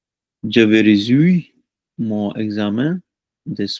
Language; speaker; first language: French; non-native, learner; Punjabi